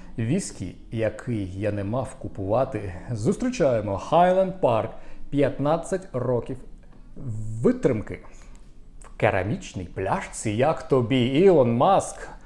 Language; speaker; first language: Ukrainian; non-native, local second language; Russian